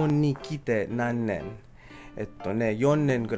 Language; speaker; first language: Japanese; non-native, learner; English